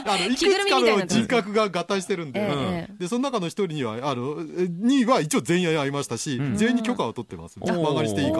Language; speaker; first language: Japanese; native; Japanese